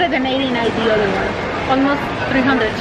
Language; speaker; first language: English; non-native, learner; Spanish